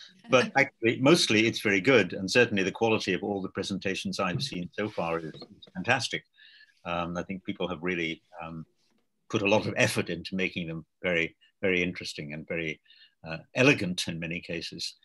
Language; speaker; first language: English; native; English